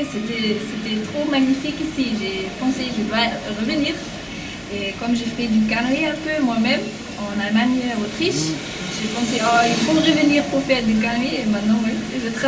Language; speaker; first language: French; non-native, fluent; German